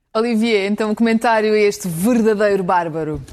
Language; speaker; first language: Portuguese; early bilingual, other home language; Ukrainian